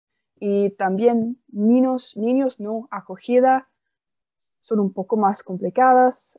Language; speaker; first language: Spanish; non-native, fluent; English